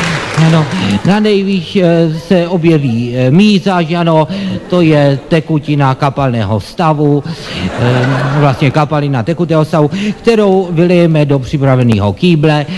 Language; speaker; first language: Czech; native; Czech